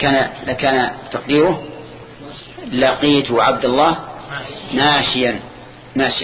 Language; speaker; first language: Arabic; native; Arabic